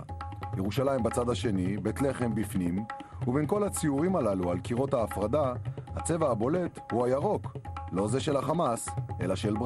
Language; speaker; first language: Hebrew; native; Hebrew